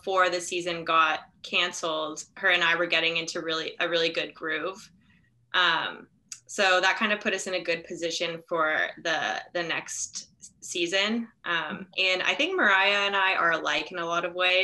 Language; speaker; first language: English; native; English